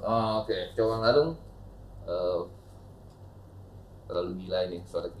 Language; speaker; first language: Indonesian; native; Indonesian